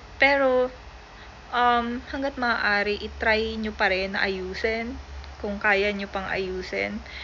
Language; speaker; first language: Filipino; native; Filipino